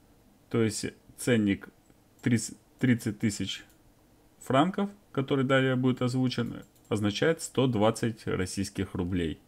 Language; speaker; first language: Russian; native; Russian